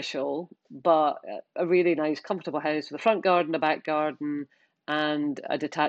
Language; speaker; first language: English; native; English